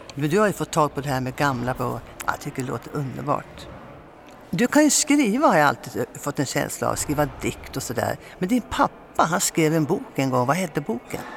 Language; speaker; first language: Swedish; native; Swedish